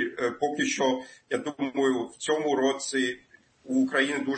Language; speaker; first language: Ukrainian; non-native, fluent; German